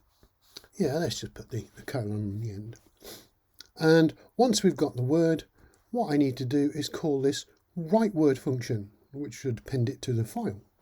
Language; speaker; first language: English; native; English